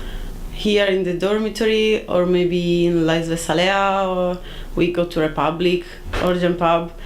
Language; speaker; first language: English; non-native, learner; Italian